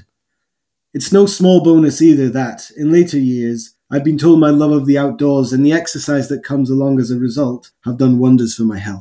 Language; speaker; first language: English; native; English